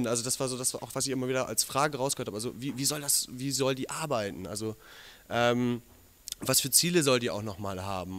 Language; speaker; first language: German; native; German